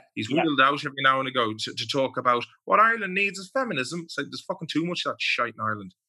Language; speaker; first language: English; native; English